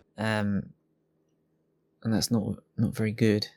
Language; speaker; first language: English; native; English